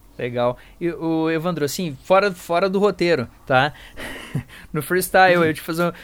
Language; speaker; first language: Portuguese; native; Portuguese